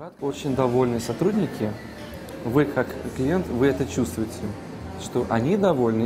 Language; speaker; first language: Russian; non-native, fluent; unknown